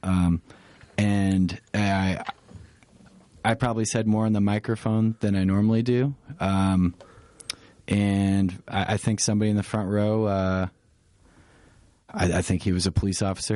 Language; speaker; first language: English; native; English